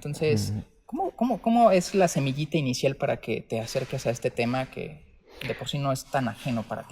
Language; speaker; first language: Spanish; native; Spanish